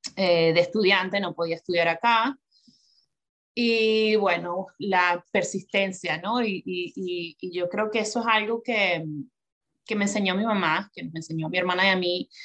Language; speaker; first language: Spanish; native; Spanish